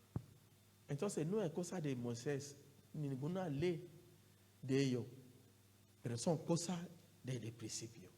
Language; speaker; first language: Spanish; non-native, learner; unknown